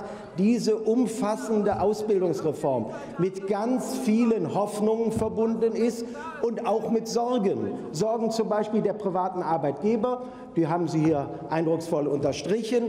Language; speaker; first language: German; native; German